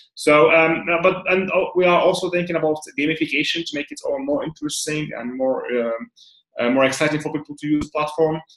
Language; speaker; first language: English; non-native, fluent; Arabic